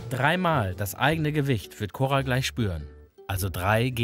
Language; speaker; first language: German; native; German